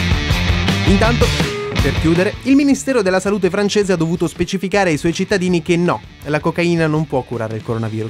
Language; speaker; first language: Italian; native; Italian